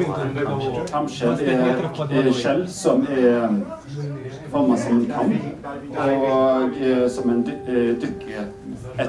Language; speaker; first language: Norwegian; non-native, fluent; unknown